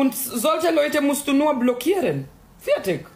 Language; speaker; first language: German; non-native, learner; Swahili